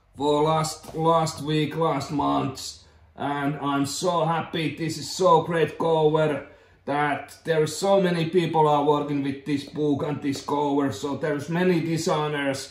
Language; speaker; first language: English; non-native, learner; Finnish